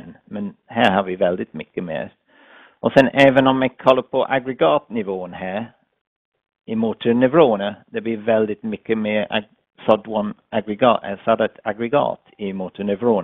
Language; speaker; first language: Swedish; non-native, fluent; English